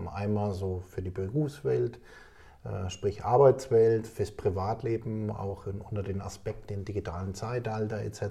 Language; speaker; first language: German; native; German